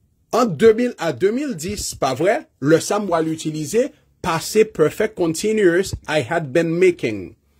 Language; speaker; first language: English; non-native, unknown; Haitian Creole